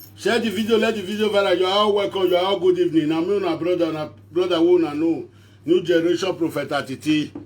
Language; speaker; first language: Nigerian Pidgin; non-native, local second language; Bini